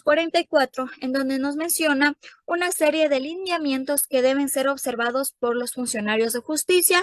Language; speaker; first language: Spanish; native; Spanish